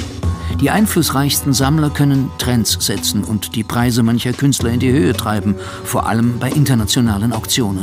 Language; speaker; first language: German; native; German